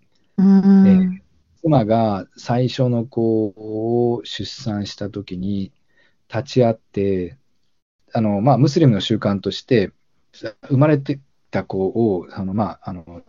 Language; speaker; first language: Japanese; native; Japanese